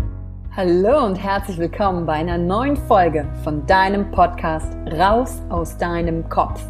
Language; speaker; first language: German; native; German